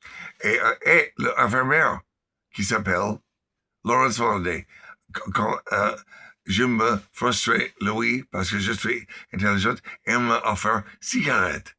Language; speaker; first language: French; non-native, learner; English